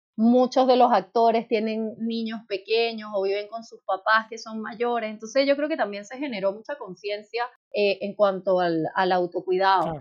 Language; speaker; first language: Spanish; native; Spanish